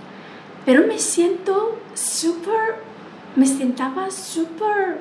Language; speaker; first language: Spanish; non-native, learner; Chinese